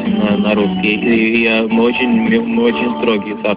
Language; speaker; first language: Russian; early bilingual, heritage; Russian